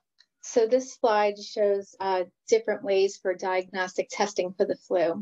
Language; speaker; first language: English; native; English